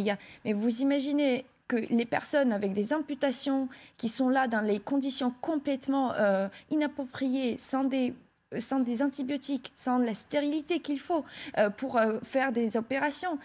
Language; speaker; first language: French; non-native, fluent; Ukrainian